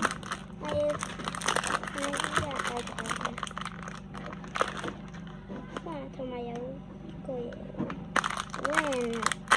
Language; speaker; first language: Cantonese; native; Cantonese